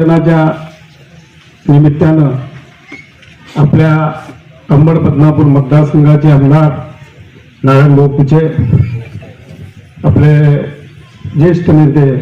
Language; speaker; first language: Marathi; native; Marathi